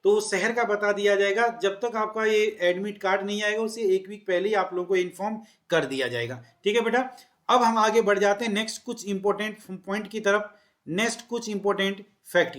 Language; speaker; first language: Hindi; native; Hindi